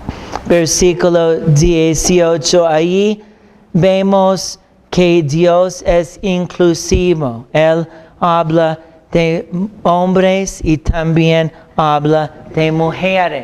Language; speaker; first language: Spanish; non-native, fluent; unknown